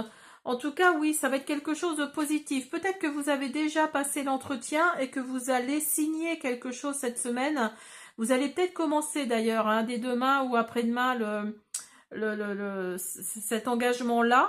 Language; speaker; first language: French; native; French